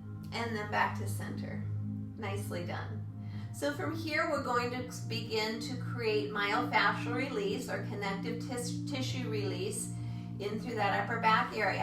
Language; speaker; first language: English; native; English